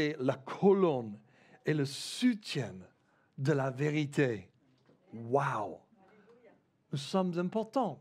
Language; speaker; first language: French; non-native, fluent; English